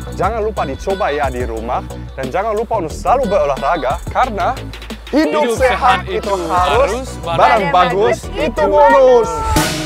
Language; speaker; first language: Indonesian; native; Indonesian